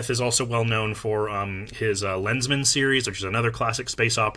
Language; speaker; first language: English; native; English